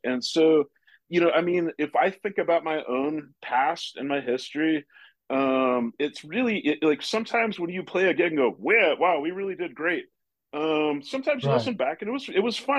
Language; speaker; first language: English; native; English